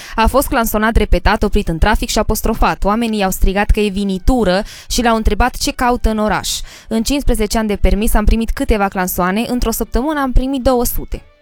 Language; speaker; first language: Romanian; early bilingual, heritage; Romanian